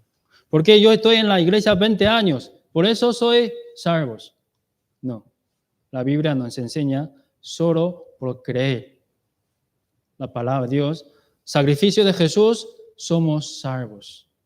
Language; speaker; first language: Spanish; non-native, learner; Chinese